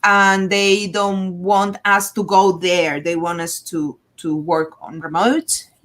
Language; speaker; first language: English; non-native, fluent; Catalan